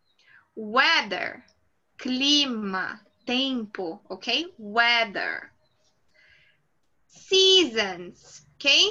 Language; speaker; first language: English; non-native, fluent; Portuguese